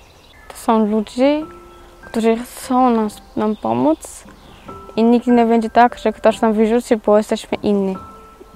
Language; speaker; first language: Polish; early bilingual, other home language; Georgian